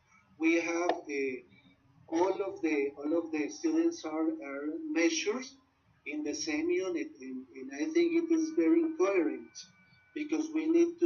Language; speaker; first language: English; non-native, learner; Spanish